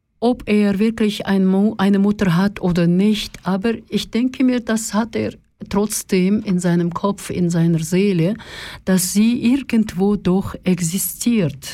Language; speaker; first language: German; non-native, fluent; Russian